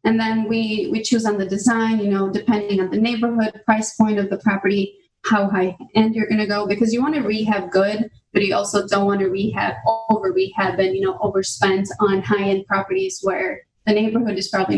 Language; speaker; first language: English; non-native, fluent; Albanian